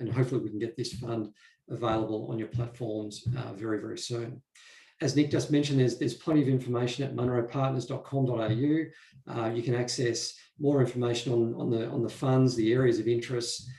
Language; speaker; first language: English; native; English